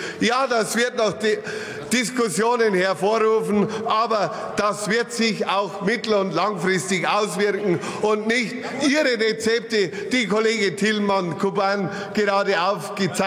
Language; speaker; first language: German; native; German